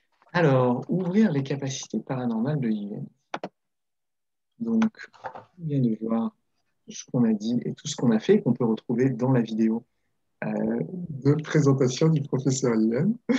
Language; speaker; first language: French; native; French